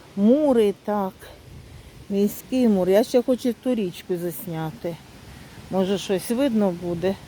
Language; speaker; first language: Ukrainian; native; Ukrainian